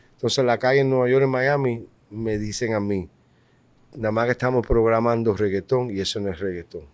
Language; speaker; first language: Spanish; early bilingual, heritage; Spanish